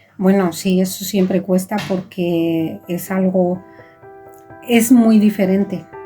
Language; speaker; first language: Spanish; native; Spanish